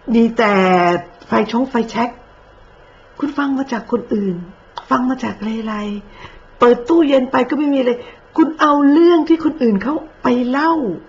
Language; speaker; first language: Thai; native; Thai